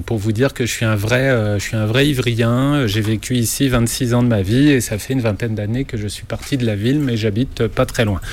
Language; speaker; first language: French; native; French